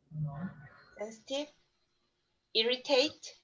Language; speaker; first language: English; non-native, learner; Korean